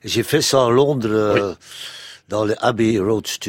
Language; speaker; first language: French; non-native, local second language; Dutch